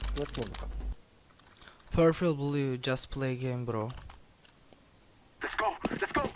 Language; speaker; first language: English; non-native, learner; Turkish